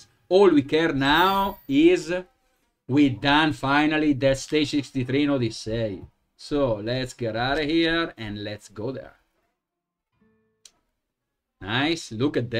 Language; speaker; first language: English; non-native, fluent; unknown